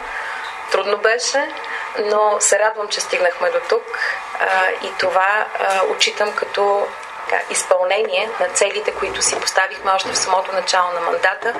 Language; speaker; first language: Bulgarian; native; Bulgarian